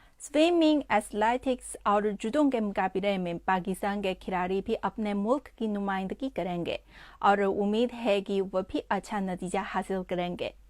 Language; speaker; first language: Urdu; non-native, fluent; Chinese